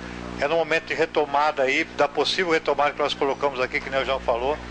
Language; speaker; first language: Portuguese; native; Portuguese